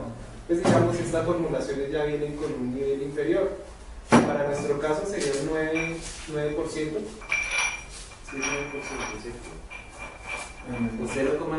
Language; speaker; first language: Spanish; native; Spanish